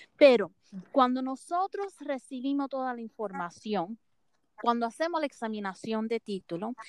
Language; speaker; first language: Spanish; early bilingual, heritage; Spanish